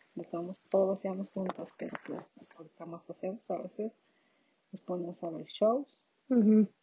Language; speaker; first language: Spanish; native; Spanish